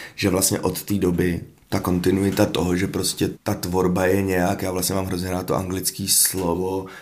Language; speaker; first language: Czech; native; Czech